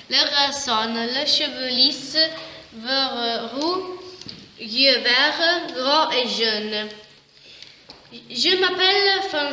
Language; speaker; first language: French; non-native, learner; Italian